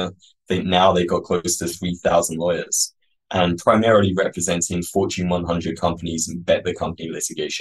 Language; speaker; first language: English; native; English